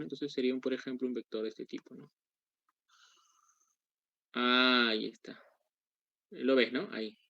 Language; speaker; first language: Spanish; native; Spanish